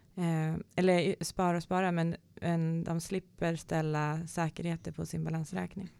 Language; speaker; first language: Swedish; native; Swedish